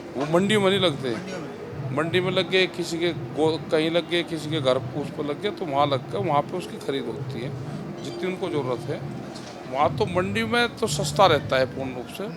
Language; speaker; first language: Hindi; native; Hindi